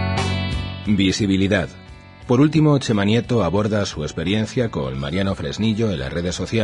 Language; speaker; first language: Spanish; native; Spanish